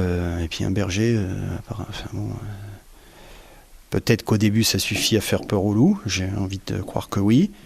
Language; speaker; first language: French; native; French